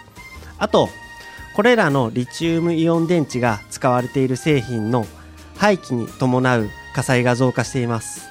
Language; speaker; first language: Japanese; native; Japanese